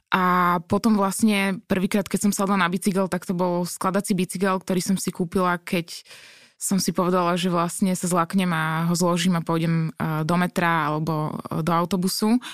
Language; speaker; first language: Slovak; native; Slovak